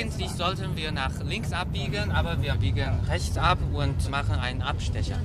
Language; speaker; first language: German; non-native, fluent; Chinese